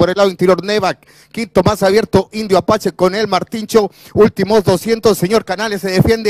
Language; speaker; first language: Spanish; native; Spanish